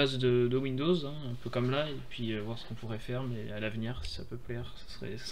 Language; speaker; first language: French; native; French